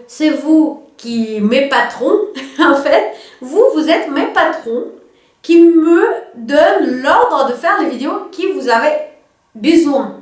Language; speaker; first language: French; non-native, fluent; Russian